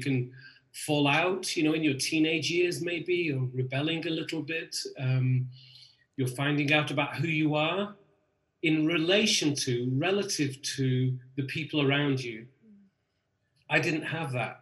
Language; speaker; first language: English; native; English